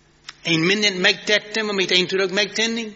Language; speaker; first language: Hungarian; non-native, fluent; English